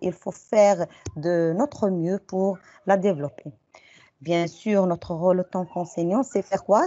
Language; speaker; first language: French; non-native, local second language; Arabic